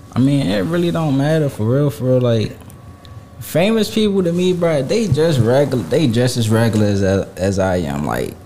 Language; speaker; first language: English; native; English